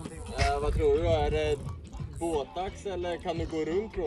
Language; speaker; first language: Swedish; native; Swedish